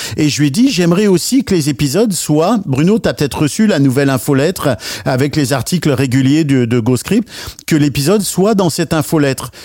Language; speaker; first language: French; native; French